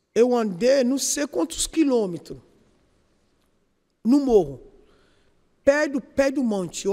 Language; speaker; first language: Portuguese; non-native, learner; Yoruba